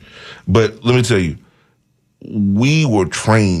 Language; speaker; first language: English; native; English